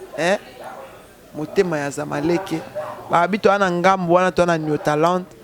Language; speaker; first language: Lingala; native; Lingala